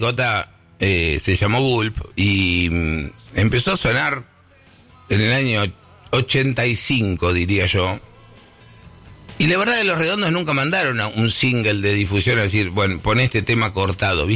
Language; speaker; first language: Spanish; native; Spanish